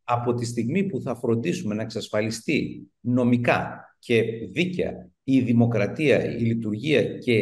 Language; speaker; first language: Greek; native; Greek